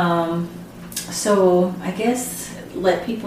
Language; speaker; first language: English; early bilingual, other home language; Spanish